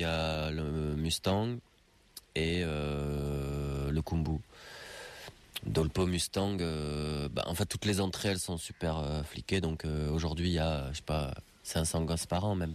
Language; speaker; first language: French; native; French